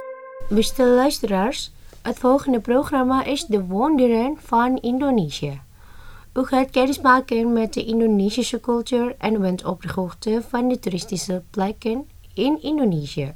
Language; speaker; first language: Dutch; non-native, fluent; Indonesian